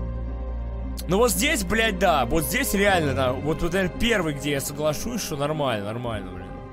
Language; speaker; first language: Russian; native; Russian